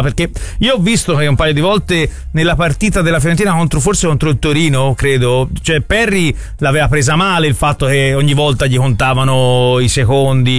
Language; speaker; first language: Italian; native; Italian